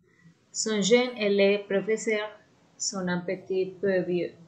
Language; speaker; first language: French; non-native, learner; Spanish